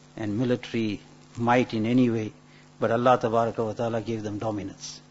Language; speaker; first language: English; native; English